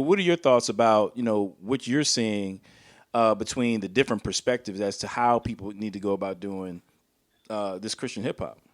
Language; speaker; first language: English; native; English